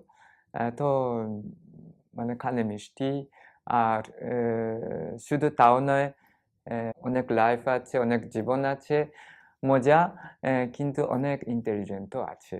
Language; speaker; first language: Bangla; non-native, fluent; Japanese